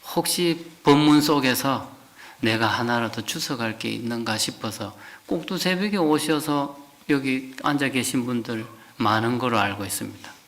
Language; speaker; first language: Korean; native; Korean